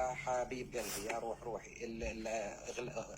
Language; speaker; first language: Arabic; native; Arabic